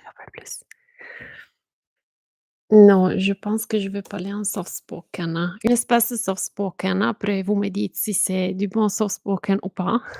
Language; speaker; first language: French; non-native, fluent; Italian